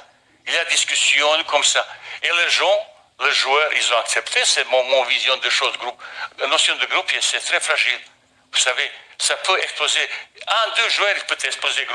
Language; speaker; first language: French; non-native, fluent; Bosnian